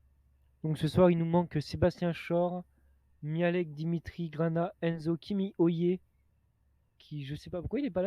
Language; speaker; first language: French; native; French